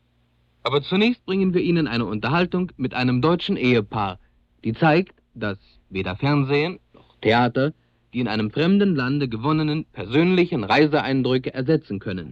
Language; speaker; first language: German; native; German